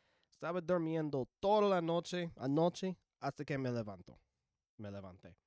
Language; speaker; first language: Spanish; non-native, learner; English